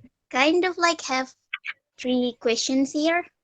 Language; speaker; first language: English; non-native, fluent; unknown